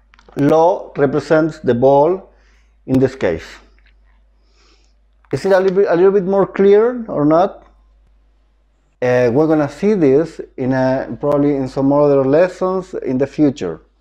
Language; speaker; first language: English; non-native, fluent; Spanish